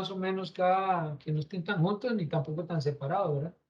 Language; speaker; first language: Spanish; native; Spanish